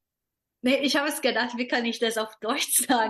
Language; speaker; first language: German; non-native, fluent; Portuguese